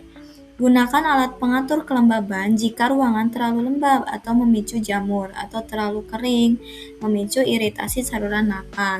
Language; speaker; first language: Indonesian; native; Indonesian